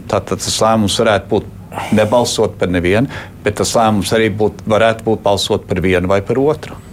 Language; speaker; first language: Latvian; early bilingual, heritage; Latvian